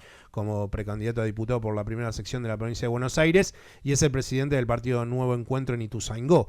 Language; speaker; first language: Spanish; native; Spanish